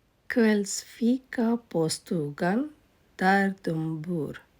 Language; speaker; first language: Swedish; non-native, fluent; Urdu